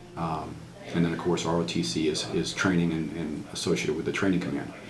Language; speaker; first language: English; native; English